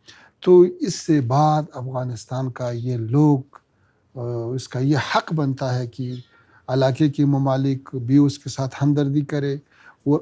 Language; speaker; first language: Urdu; non-native, fluent; Pashto